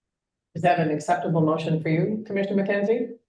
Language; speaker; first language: English; native; English